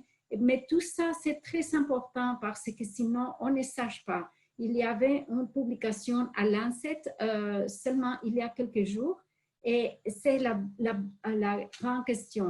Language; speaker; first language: French; non-native, fluent; Spanish